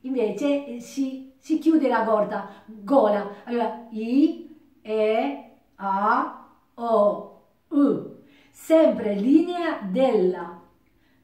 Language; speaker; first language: Italian; non-native, learner; Japanese